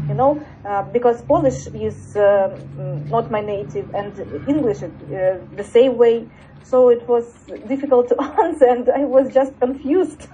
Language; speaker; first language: English; non-native, learner; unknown